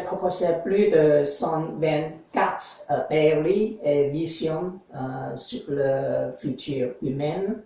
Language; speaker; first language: French; non-native, learner; English